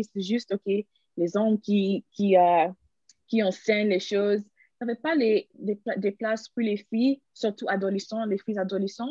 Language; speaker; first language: French; non-native, learner; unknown